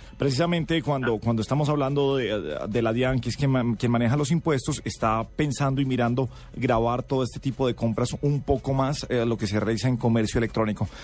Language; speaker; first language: Spanish; native; Spanish